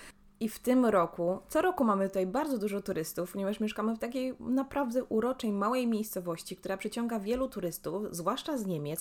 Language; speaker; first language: Polish; native; Polish